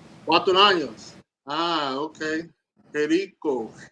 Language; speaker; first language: Spanish; non-native, learner; English